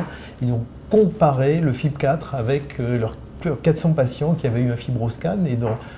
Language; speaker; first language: French; native; French